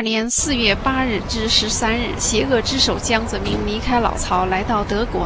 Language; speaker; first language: Chinese; native; Chinese